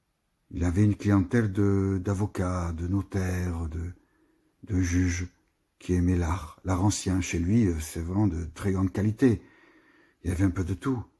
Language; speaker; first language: French; native; French